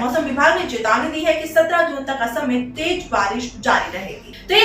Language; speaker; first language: Hindi; native; Hindi